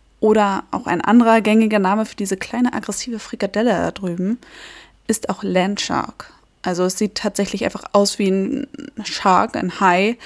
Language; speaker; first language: German; native; German